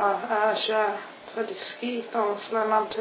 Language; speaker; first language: French; non-native, learner; English